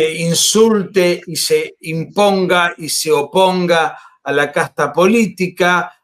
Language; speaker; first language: Spanish; native; Spanish